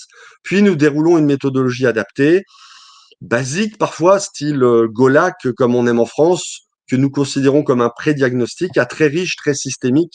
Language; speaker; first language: French; native; French